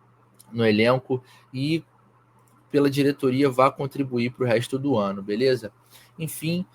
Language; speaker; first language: Portuguese; native; Portuguese